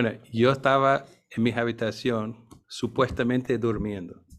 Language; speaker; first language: Spanish; non-native, fluent; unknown